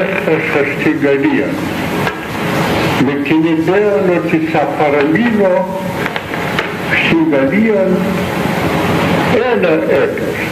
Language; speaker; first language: Greek; non-native, fluent; Russian